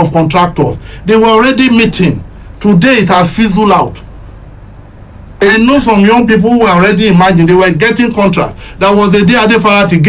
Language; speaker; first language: English; non-native, local second language; Yoruba